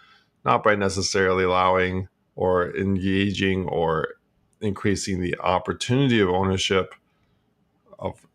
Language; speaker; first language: English; native; English